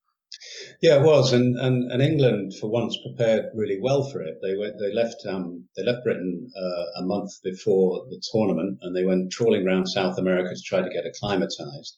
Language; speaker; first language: English; native; English